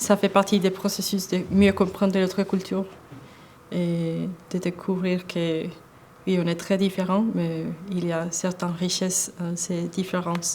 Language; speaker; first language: French; non-native, fluent; Spanish